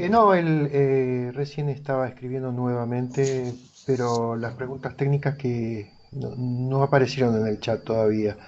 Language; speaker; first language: Spanish; native; Spanish